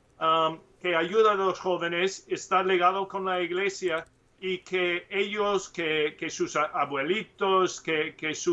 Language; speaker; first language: Spanish; non-native, learner; English